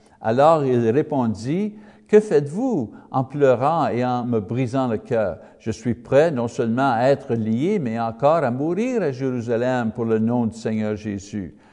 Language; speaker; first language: French; non-native, fluent; English